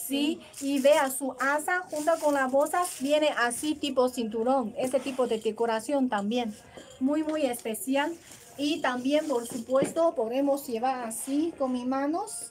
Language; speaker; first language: Spanish; non-native, learner; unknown